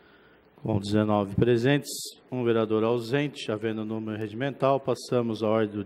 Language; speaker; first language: Portuguese; native; Portuguese